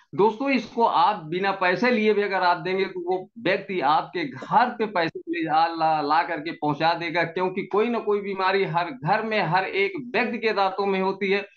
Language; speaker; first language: Hindi; native; Hindi